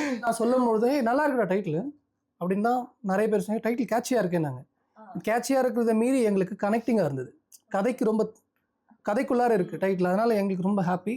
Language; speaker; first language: Tamil; native; Tamil